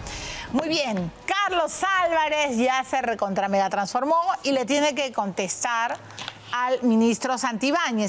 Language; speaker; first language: Spanish; native; Spanish